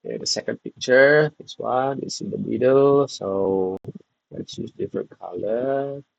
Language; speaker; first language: English; non-native, fluent; Indonesian